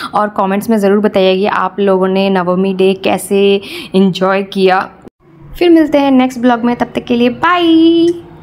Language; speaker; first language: Hindi; non-native, local second language; Bangla